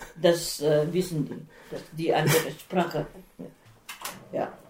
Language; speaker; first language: German; non-native, fluent; Filipino